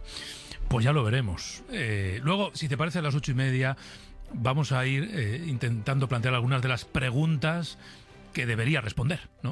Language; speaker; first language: Spanish; native; Spanish